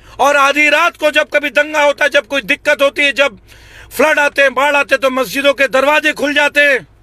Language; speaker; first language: Hindi; native; Hindi